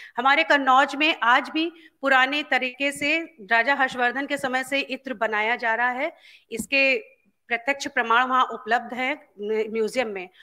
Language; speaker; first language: Hindi; native; Hindi